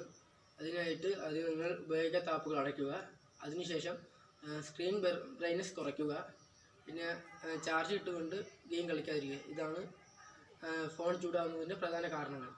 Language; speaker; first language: Malayalam; native; Malayalam